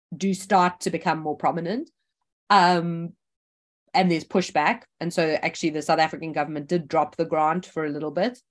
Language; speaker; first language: English; native; English